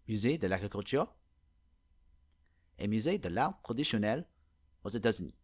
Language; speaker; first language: French; non-native, learner; English